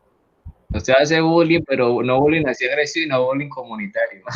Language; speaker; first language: Spanish; native; Spanish